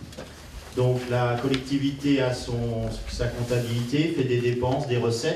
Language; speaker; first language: French; native; French